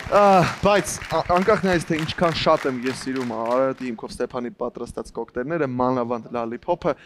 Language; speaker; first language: Armenian; native; Armenian